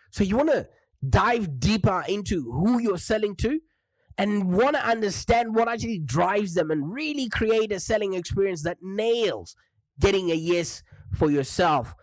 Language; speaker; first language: English; non-native, local second language; Shona